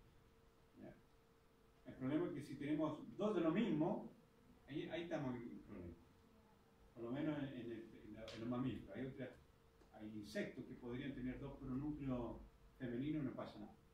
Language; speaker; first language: Spanish; native; Spanish